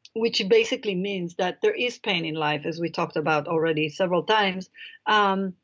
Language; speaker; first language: English; non-native, fluent; Hebrew